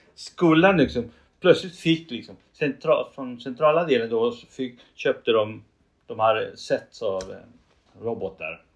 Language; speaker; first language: Swedish; non-native, fluent; Spanish